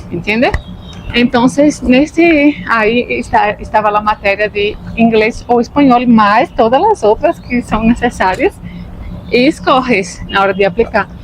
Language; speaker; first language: Spanish; non-native, fluent; Portuguese